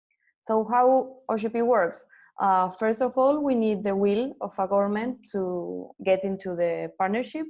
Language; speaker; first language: English; non-native, fluent; Spanish